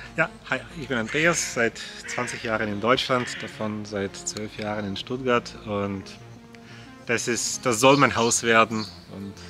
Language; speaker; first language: German; non-native, fluent; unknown